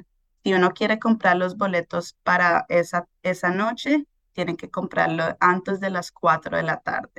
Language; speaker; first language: Spanish; early bilingual, heritage; Spanish